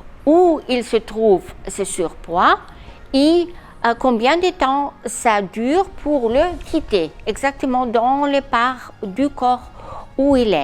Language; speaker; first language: French; non-native, learner; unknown